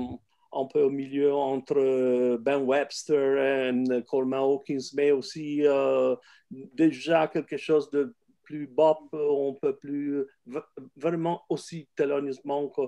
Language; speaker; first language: French; non-native, fluent; Italian